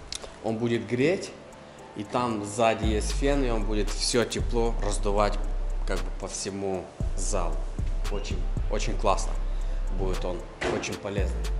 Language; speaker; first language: Russian; native; Russian